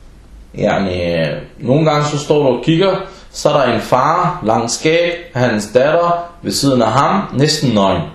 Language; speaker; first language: Danish; early bilingual, other home language; Arabic